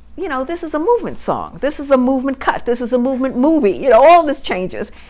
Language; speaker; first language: English; native; English